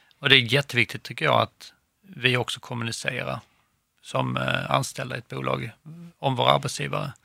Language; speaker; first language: Swedish; native; Swedish